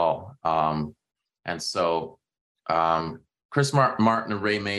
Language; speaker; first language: English; native; English